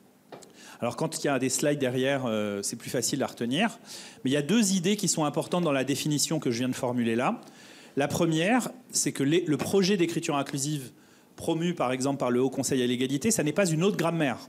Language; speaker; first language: French; native; French